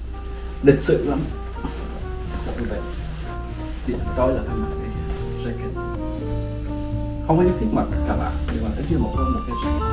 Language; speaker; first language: Vietnamese; native; Vietnamese